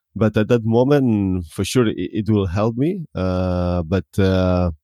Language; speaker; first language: English; non-native, fluent; Spanish